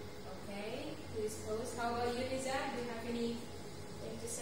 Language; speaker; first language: English; non-native, fluent; Indonesian